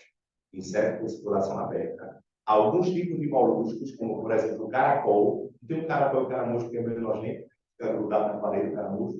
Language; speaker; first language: Portuguese; native; Portuguese